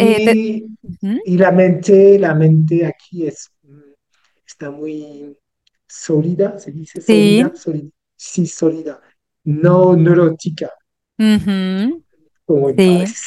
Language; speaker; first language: Spanish; non-native, learner; French